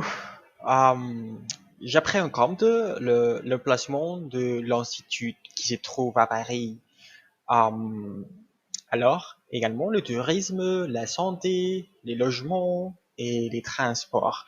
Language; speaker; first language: French; non-native, learner; Spanish